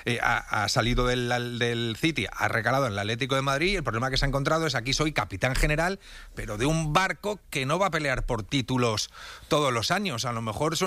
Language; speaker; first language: Spanish; native; Spanish